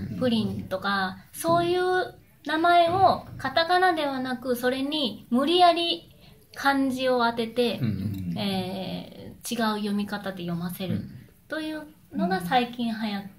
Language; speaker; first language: Japanese; native; Japanese